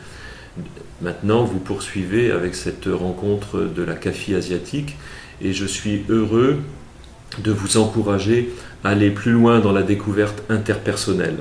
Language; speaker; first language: French; native; French